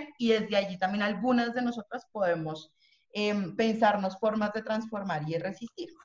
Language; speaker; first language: Spanish; native; Spanish